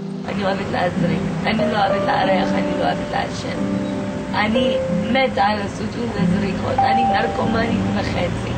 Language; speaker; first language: Hebrew; non-native, fluent; English